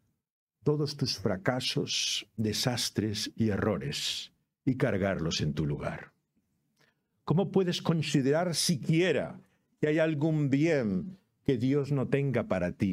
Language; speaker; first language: Spanish; native; Spanish